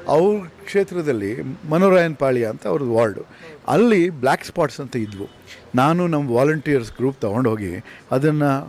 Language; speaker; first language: Kannada; native; Kannada